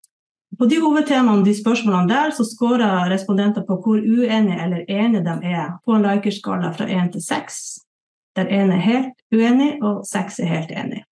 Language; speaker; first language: Norwegian; native; Norwegian